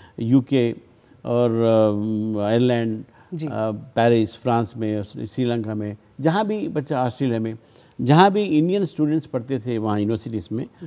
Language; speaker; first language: Hindi; non-native, local second language; Telugu